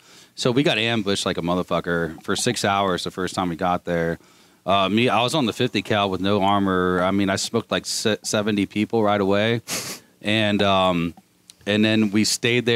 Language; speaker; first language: English; native; English